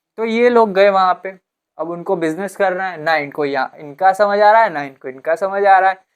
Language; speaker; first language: Hindi; non-native, local second language; Gujarati